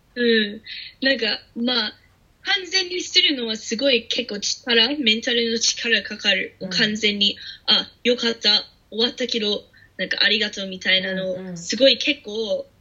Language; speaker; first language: Japanese; non-native, fluent; English